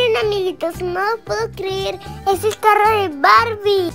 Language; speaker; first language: Spanish; native; Spanish